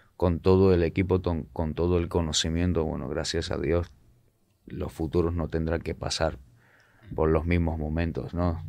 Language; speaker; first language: Spanish; non-native, fluent; Georgian